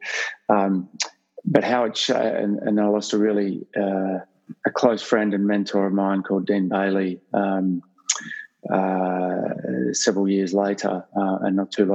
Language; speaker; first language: English; native; English